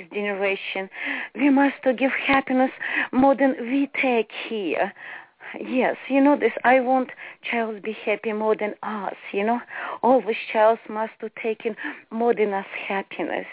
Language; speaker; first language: English; non-native, learner; Ukrainian